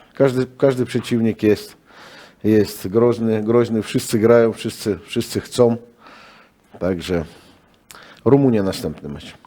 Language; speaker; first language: Polish; non-native, fluent; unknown